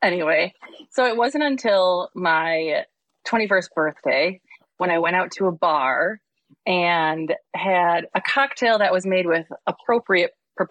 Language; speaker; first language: English; native; English